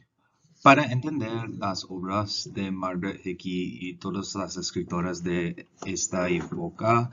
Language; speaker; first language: Spanish; non-native, learner; English